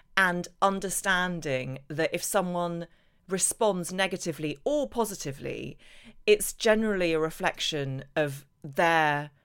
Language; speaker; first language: English; native; English